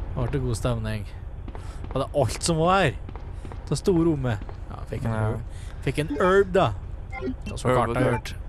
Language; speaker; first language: Norwegian; native; Norwegian